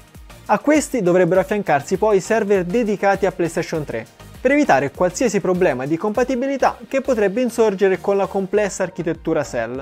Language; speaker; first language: Italian; native; Italian